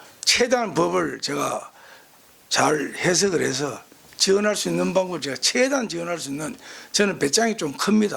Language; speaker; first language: Korean; native; Korean